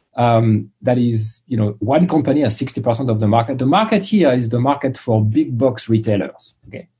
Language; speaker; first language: English; non-native, fluent; French